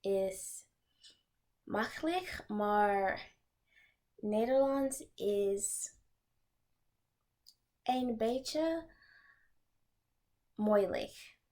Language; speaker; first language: Dutch; non-native, learner; English